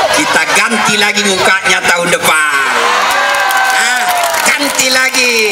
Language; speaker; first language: Indonesian; native; Indonesian